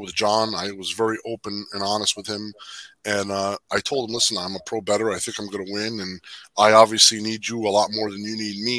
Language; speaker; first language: English; native; English